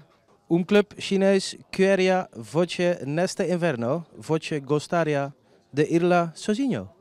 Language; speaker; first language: Portuguese; non-native, learner; Dutch